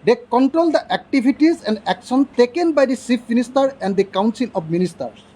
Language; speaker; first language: English; non-native, local second language; Assamese